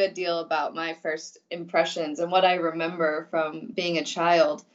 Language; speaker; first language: English; early bilingual, other home language; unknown